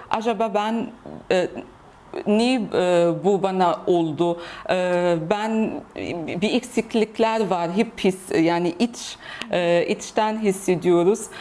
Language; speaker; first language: Turkish; non-native, fluent; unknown